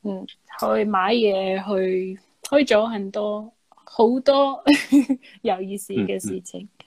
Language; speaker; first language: Chinese; non-native, fluent; English